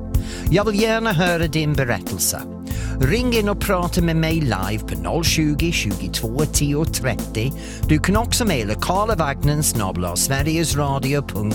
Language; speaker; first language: Swedish; non-native, fluent; English